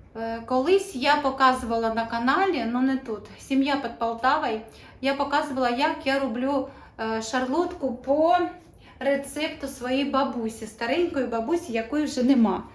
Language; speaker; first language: Ukrainian; non-native, local second language; Russian